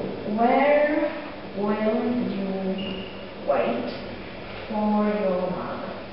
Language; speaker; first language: English; non-native, learner; Czech